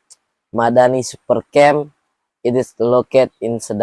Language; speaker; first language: English; non-native, learner; Indonesian